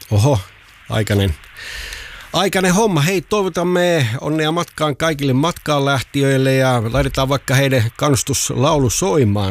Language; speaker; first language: Finnish; native; Finnish